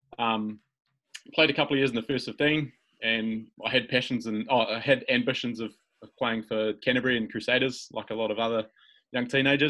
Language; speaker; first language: English; native; English